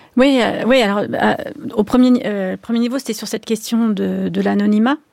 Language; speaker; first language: French; native; French